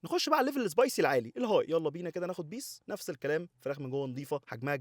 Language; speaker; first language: Arabic; native; Arabic